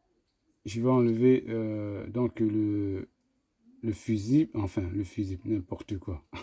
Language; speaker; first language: French; native; French